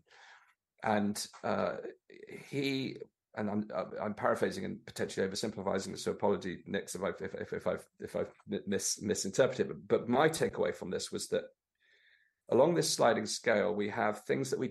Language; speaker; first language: English; native; English